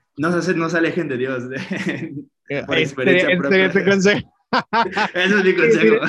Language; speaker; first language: Spanish; native; Spanish